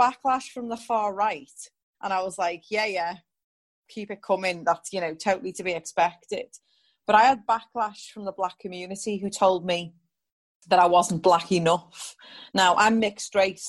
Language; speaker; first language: English; native; English